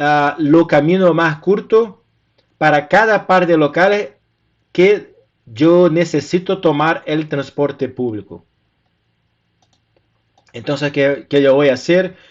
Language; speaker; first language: Spanish; non-native, fluent; Portuguese